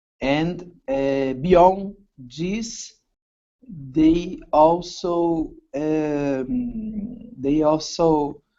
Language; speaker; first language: English; non-native, learner; Portuguese